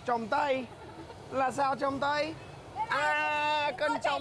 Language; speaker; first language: Vietnamese; early bilingual, heritage; English